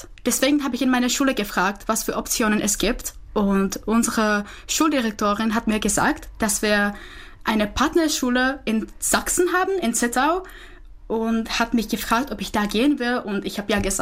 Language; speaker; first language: German; non-native, fluent; Czech